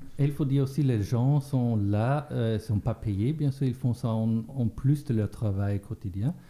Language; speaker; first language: French; non-native, local second language; Luxembourgish